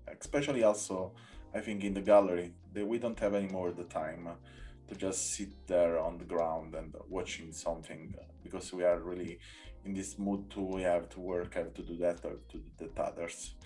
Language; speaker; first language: English; non-native, learner; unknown